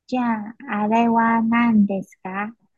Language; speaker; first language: Japanese; non-native, learner; Chinese